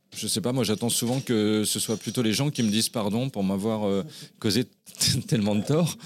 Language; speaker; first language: French; native; French